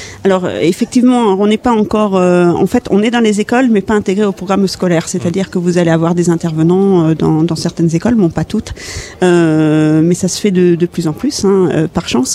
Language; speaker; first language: French; native; French